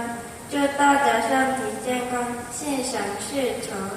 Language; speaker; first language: Chinese; non-native, learner; Korean